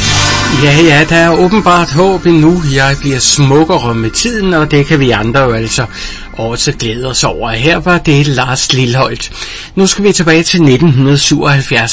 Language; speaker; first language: Danish; native; Danish